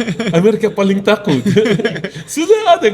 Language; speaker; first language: Indonesian; non-native, fluent; Arabic